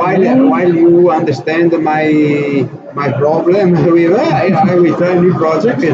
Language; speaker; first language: English; non-native, learner; Italian